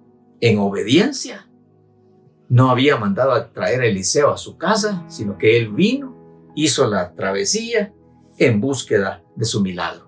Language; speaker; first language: Spanish; native; Spanish